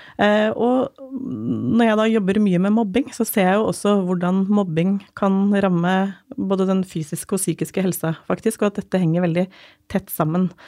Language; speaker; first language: Norwegian; native; Norwegian